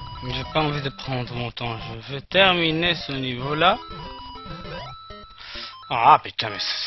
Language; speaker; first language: French; non-native, fluent; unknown